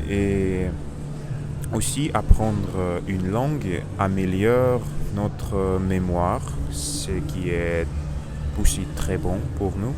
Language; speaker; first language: French; non-native, learner; Russian